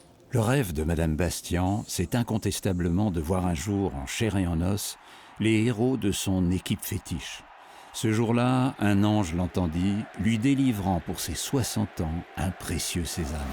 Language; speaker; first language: French; native; French